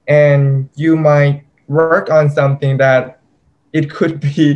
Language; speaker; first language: English; non-native, fluent; Thai